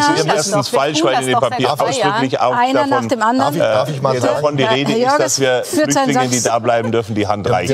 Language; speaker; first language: German; native; German